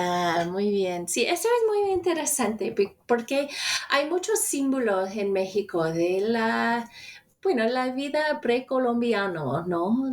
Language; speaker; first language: Spanish; non-native, fluent; English